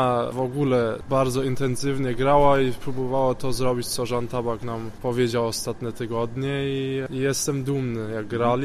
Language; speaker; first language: Polish; early bilingual, heritage; Polish